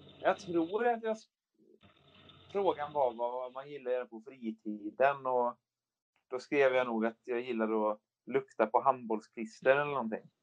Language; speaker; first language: Swedish; native; Swedish